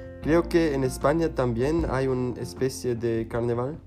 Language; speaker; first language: Spanish; non-native, learner; German